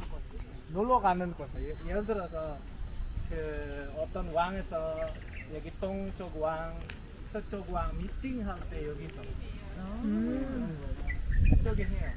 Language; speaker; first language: Korean; non-native, fluent; Indonesian